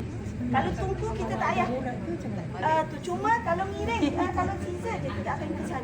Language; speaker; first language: Malay; native; Malay